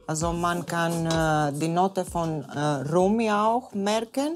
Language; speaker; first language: German; non-native, fluent; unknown